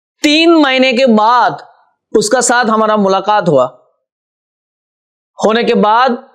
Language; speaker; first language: Hindi; non-native, local second language; Bangla